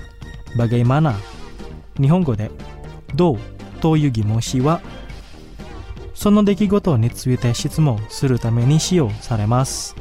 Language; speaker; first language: Japanese; non-native, fluent; Indonesian